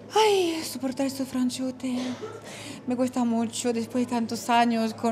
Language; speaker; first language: Spanish; non-native, fluent; French